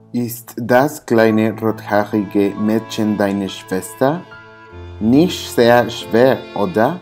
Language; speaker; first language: German; non-native, learner; English